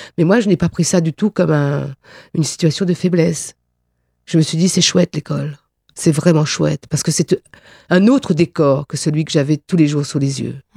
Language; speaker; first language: French; non-native, local second language; Réunion Creole French